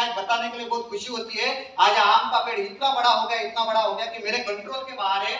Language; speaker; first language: Hindi; non-native, local second language; Marathi